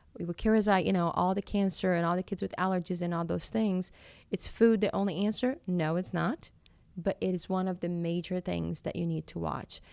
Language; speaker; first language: English; non-native, fluent; Portuguese